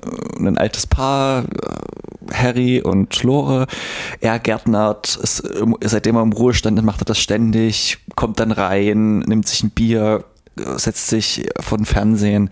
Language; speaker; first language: German; native; German